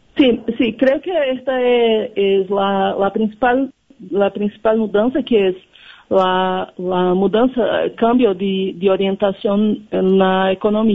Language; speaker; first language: Spanish; non-native, learner; Portuguese